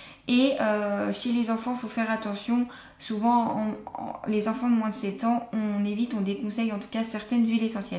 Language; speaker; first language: French; native; French